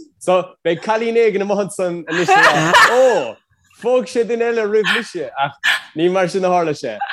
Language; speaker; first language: Irish; native; Irish